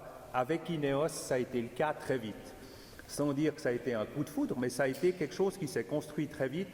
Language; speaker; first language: French; native; French